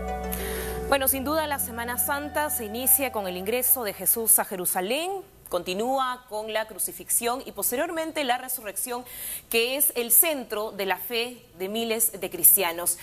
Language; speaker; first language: Spanish; native; Spanish